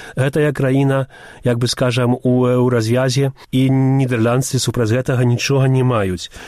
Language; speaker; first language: Belarusian; early bilingual, heritage; Belarusian